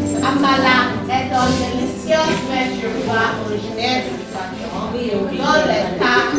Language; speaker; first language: French; non-native, learner; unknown